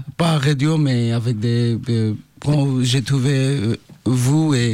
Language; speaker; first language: French; non-native, learner; Bangla